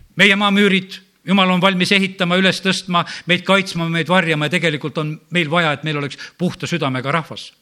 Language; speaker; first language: Estonian; native; Estonian